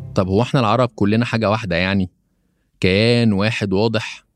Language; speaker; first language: Arabic; native; Arabic